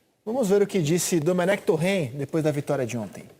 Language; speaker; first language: Portuguese; native; Portuguese